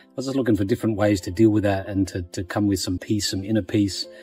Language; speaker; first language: English; native; English